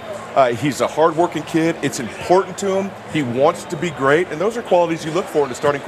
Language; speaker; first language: English; native; English